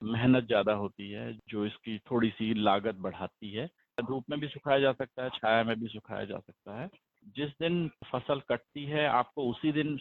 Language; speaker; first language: Hindi; native; Hindi